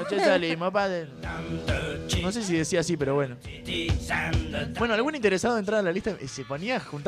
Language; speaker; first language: Spanish; native; Spanish